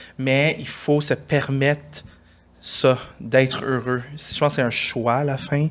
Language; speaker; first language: French; early bilingual, other home language; Persian